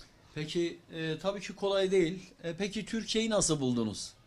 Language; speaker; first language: Turkish; native; Turkish